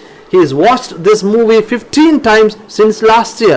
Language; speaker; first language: English; non-native, local second language; Malayalam